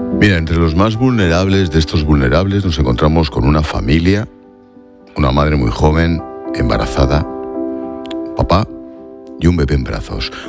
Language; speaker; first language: Spanish; native; Spanish